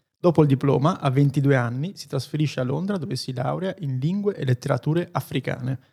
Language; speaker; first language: Italian; native; Italian